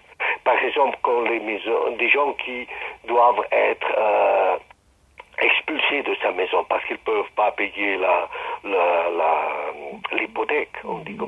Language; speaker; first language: French; non-native, fluent; Spanish